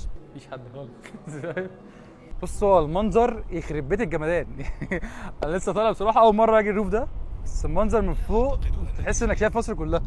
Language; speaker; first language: Arabic; native; Arabic